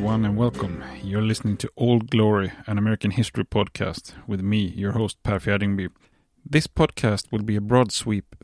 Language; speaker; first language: English; non-native, fluent; Swedish